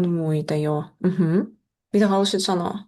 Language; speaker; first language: Finnish; non-native, fluent; Russian